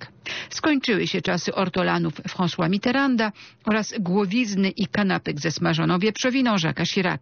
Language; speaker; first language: Polish; native; Polish